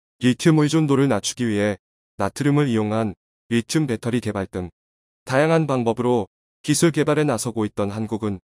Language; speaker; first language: Korean; native; Korean